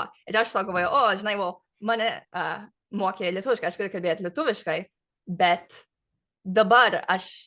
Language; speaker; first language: Lithuanian; early bilingual, heritage; English